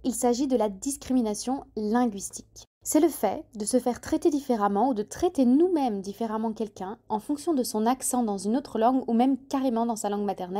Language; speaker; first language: French; native; French